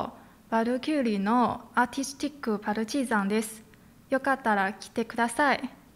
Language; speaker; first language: Japanese; non-native, fluent; Chinese